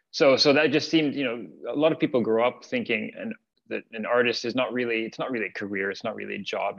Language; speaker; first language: English; native; English